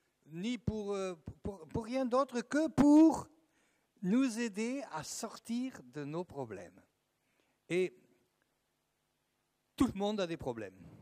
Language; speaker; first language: French; native; French